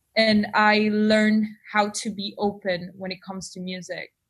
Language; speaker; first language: English; non-native, fluent; Spanish